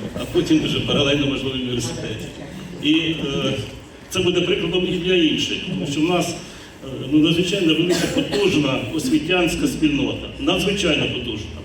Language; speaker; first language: Ukrainian; native; Ukrainian